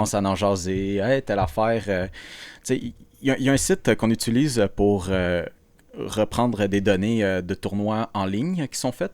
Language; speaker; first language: French; native; French